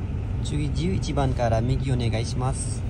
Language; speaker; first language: Japanese; non-native, fluent; Nepali